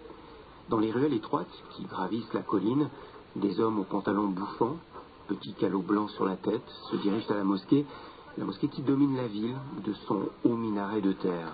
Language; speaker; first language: French; native; French